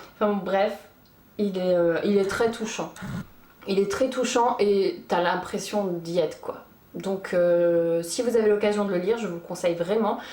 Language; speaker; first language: French; early bilingual, other home language; Portuguese